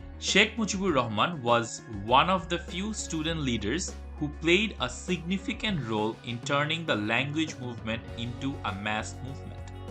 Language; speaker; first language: English; non-native, local second language; Bangla